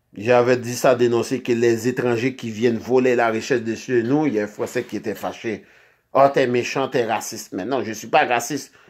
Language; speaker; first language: French; non-native, local second language; Haitian Creole